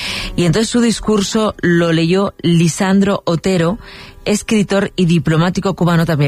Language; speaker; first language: Spanish; native; Spanish